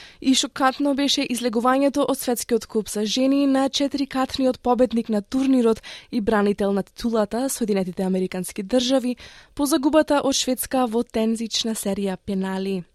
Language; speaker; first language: Macedonian; native; Macedonian